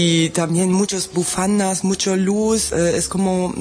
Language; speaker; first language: Spanish; non-native, fluent; German